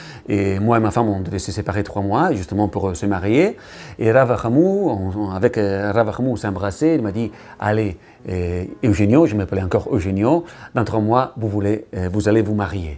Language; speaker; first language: French; non-native, learner; Italian